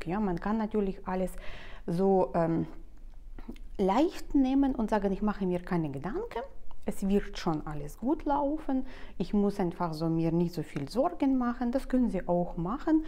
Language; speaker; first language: German; non-native, fluent; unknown